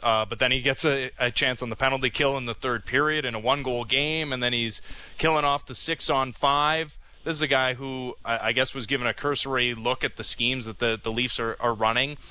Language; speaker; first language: English; native; English